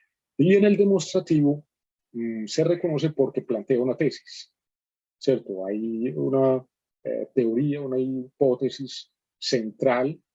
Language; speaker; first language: Spanish; native; Spanish